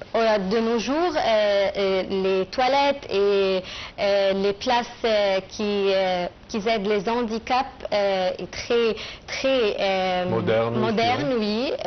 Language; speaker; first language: French; non-native, fluent; Arabic